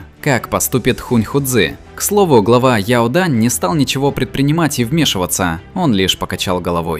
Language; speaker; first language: Russian; native; Russian